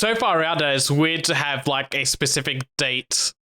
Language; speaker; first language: English; native; English